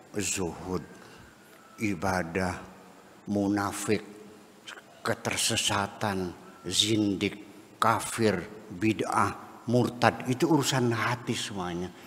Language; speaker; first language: Indonesian; non-native, local second language; Javanese